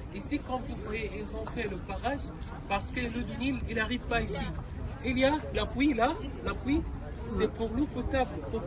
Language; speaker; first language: French; non-native, learner; Arabic